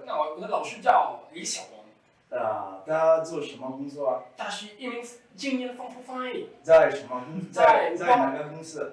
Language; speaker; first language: Chinese; non-native, learner; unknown